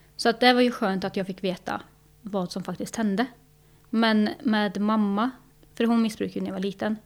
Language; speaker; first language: Swedish; native; Swedish